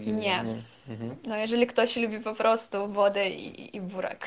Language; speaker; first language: Polish; non-native, fluent; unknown